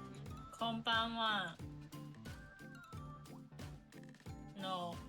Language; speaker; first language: Japanese; non-native, learner; Chinese